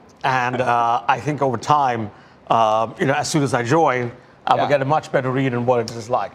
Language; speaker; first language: English; non-native, local second language; Tamil